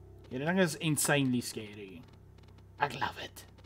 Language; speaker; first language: English; non-native, local second language; Afrikaans